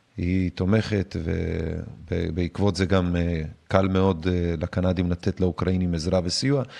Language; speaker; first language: Hebrew; early bilingual, other home language; Russian